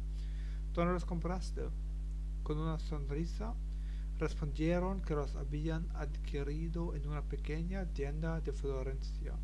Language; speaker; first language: Spanish; non-native, learner; German